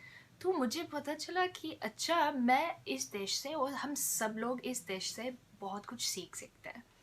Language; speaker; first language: Hindi; non-native, fluent; English